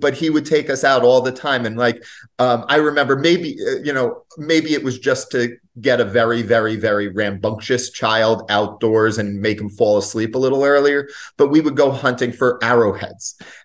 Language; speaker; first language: English; native; English